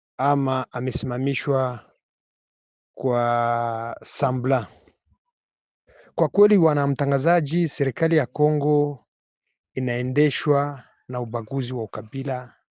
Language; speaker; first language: Swahili; non-native, local second language; Kinyarwanda